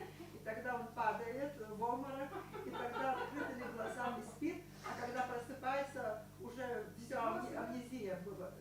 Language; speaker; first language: Russian; non-native, local second language; Lithuanian